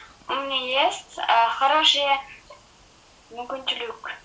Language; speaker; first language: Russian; non-native, learner; Kyrgyz